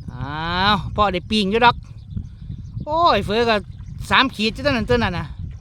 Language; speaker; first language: Thai; native; Thai